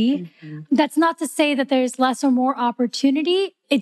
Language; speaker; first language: English; native; English